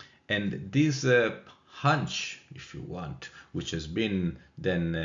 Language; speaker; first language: English; non-native, fluent; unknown